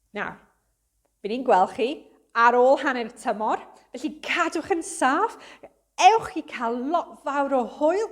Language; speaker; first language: Welsh; non-native, local second language; English